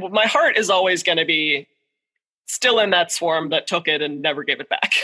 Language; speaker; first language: English; native; English